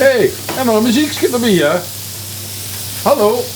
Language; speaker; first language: Dutch; native; Dutch